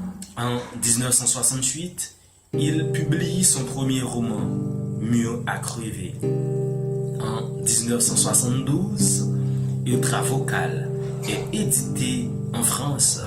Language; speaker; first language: French; non-native, local second language; Haitian Creole